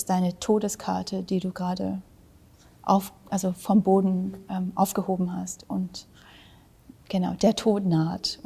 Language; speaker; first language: German; early bilingual, other home language; Vietnamese